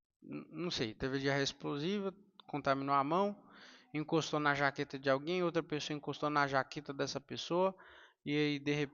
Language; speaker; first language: Portuguese; native; Portuguese